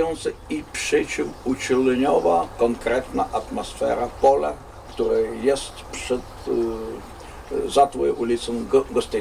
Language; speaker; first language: Polish; non-native, fluent; Russian